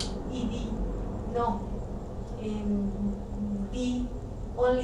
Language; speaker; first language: English; non-native, learner; Spanish